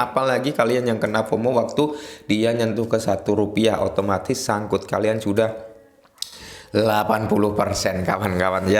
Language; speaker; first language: Indonesian; native; Indonesian